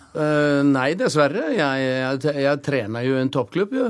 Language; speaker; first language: Norwegian; native; Norwegian